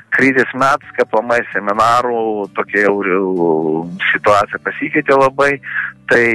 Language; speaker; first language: Lithuanian; early bilingual, heritage; Kazakh